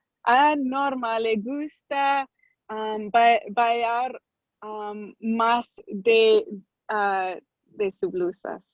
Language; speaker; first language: Spanish; non-native, learner; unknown